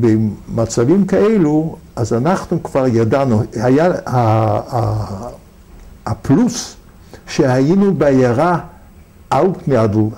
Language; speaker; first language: Hebrew; non-native, fluent; Yiddish